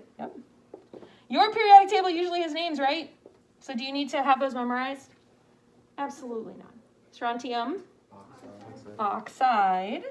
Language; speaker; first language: English; native; English